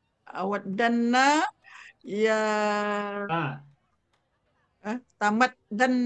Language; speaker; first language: Arabic; non-native, learner; Indonesian